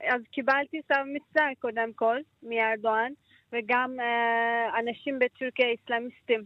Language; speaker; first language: Hebrew; non-native, learner; Turkish